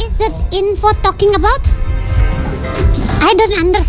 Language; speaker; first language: English; non-native, learner; Indonesian